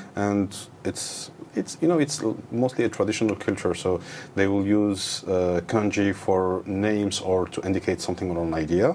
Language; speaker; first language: English; non-native, fluent; Arabic